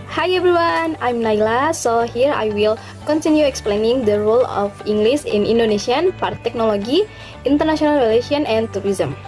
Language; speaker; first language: English; non-native, learner; Indonesian